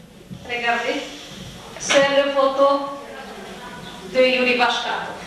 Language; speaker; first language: French; non-native, learner; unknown